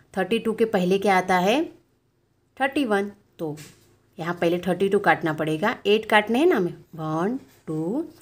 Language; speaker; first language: Hindi; non-native, local second language; Gujarati